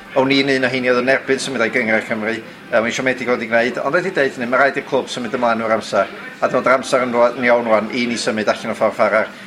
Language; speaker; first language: Welsh; native; Welsh